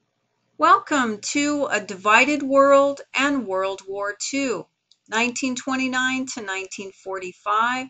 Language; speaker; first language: English; native; English